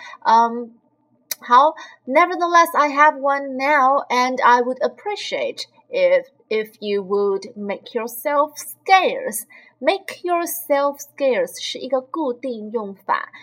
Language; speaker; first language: English; non-native, fluent; Chinese